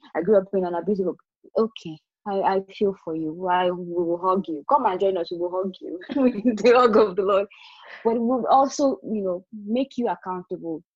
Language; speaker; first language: English; non-native, local second language; Yoruba